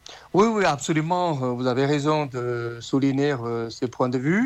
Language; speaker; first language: French; non-native, fluent; Chinese